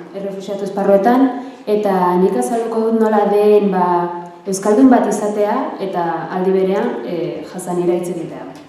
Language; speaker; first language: Basque; early bilingual, other home language; Arabic